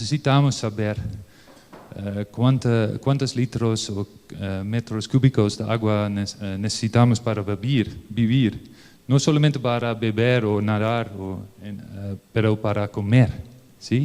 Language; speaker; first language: Spanish; non-native, learner; Dutch